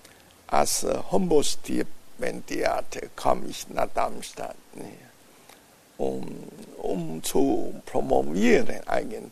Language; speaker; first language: German; non-native, fluent; Chinese